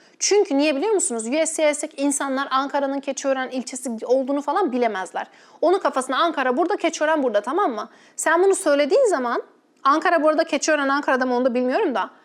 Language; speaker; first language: Turkish; native; Turkish